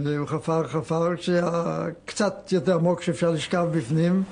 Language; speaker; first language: Hebrew; non-native, fluent; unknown